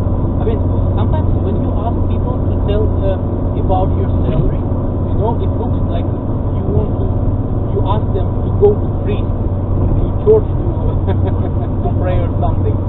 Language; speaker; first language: English; non-native, fluent; Russian